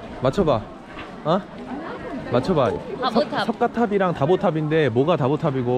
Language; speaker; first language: Korean; native; Korean